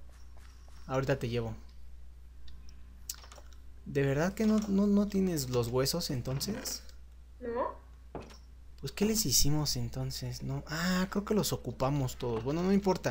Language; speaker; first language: Spanish; native; Spanish